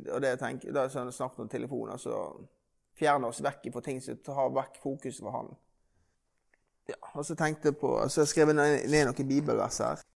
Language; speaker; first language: Norwegian; native; Norwegian